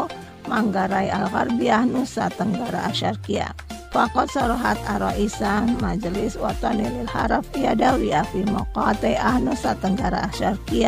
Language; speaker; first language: Arabic; non-native, learner; Indonesian